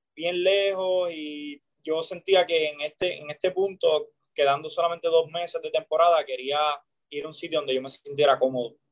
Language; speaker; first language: Spanish; native; Spanish